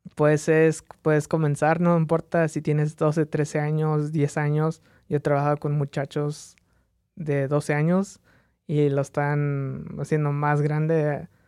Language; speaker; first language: Spanish; early bilingual, heritage; Spanish